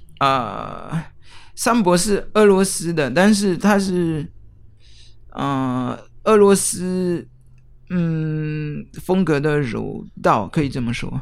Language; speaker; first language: Chinese; non-native, fluent; French